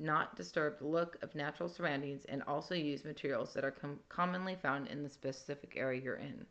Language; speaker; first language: English; native; English